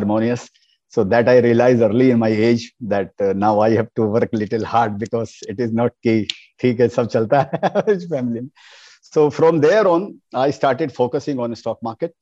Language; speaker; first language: English; non-native, local second language; Hindi